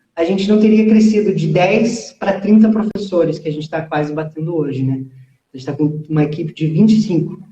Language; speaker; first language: Portuguese; early bilingual, heritage; Portuguese